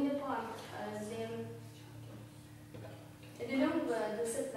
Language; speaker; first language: French; non-native, learner; Russian